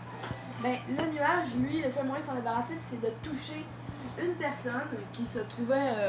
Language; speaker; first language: French; native; French